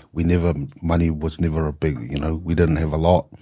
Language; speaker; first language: English; native; English